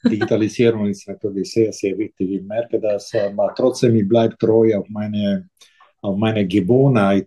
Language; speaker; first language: German; non-native, local second language; Italian